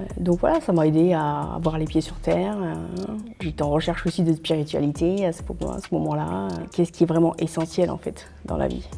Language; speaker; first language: French; native; French